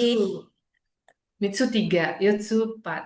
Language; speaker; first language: Japanese; non-native, learner; Indonesian